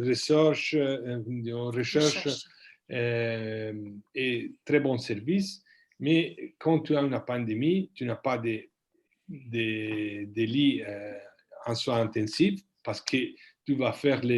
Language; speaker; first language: French; non-native, fluent; Italian